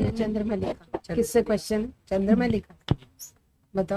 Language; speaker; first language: Hindi; native; Hindi